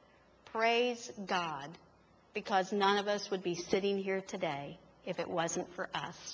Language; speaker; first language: English; native; English